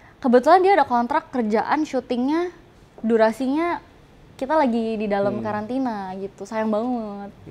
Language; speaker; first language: Indonesian; native; Indonesian